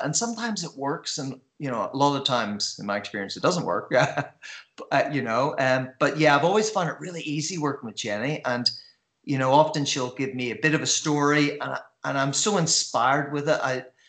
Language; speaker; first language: English; native; English